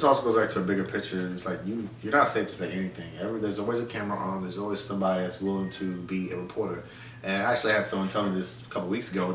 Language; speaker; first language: English; native; English